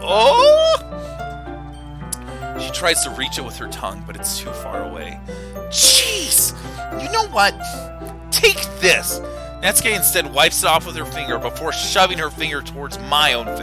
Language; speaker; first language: English; native; English